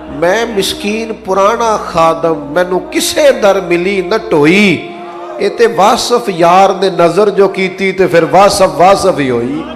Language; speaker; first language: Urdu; non-native, local second language; Punjabi